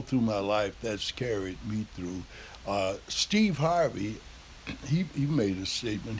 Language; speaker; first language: English; native; English